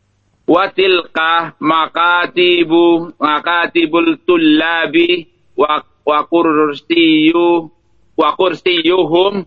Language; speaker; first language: Arabic; non-native, learner; Indonesian